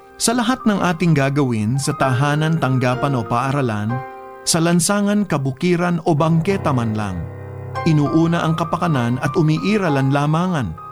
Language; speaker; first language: Filipino; non-native, local second language; Bikol